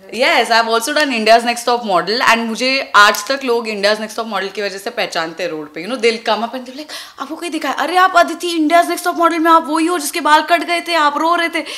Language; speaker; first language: Hindi; non-native, local second language; Tulu